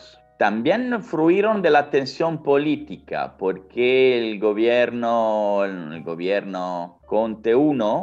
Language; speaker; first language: Spanish; non-native, fluent; Italian